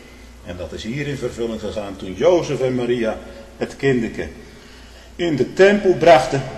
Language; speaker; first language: Dutch; native; Dutch